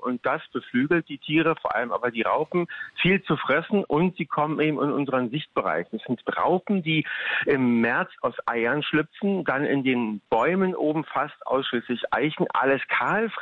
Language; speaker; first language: German; native; German